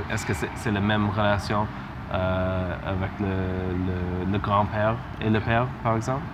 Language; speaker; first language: French; non-native, learner; English